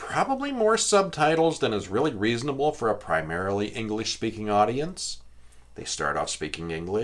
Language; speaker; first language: English; native; English